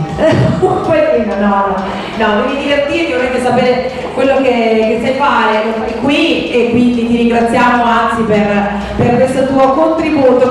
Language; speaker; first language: Italian; native; Italian